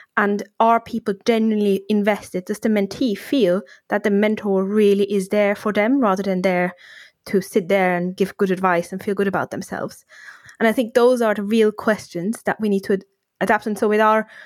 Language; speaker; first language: English; non-native, fluent; Swiss German